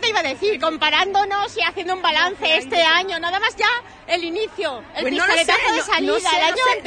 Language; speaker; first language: Spanish; native; Spanish